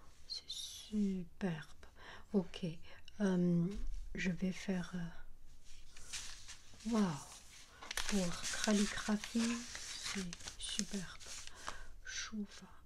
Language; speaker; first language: French; non-native, learner; Chinese